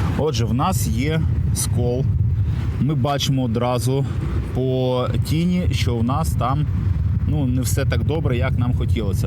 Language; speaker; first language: Ukrainian; native; Ukrainian